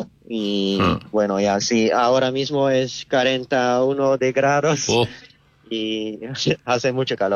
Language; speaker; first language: Spanish; non-native, learner; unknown